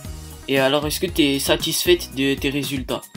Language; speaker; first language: French; native; French